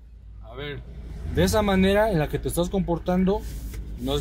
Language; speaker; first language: Spanish; native; Spanish